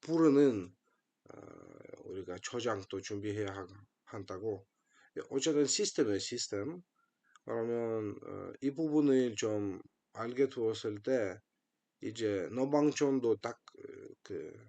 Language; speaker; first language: Korean; non-native, fluent; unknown